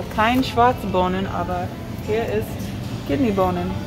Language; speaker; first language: German; non-native, learner; English